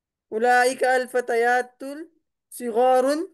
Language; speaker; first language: Arabic; non-native, learner; Urdu